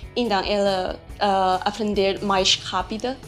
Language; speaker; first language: Portuguese; non-native, learner; Chinese